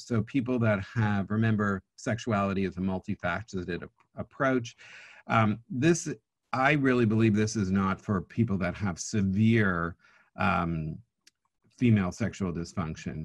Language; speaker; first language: English; native; English